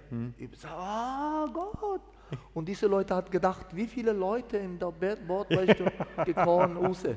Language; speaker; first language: German; non-native, learner; Persian